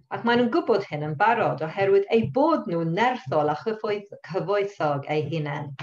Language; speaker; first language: Welsh; non-native, local second language; English